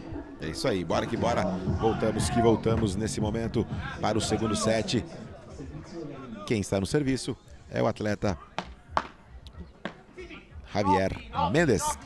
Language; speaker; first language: Portuguese; native; Portuguese